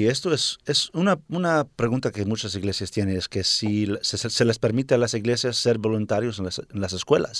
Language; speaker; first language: Spanish; early bilingual, heritage; Spanish